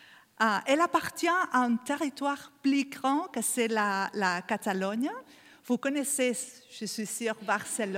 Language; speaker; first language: French; non-native, learner; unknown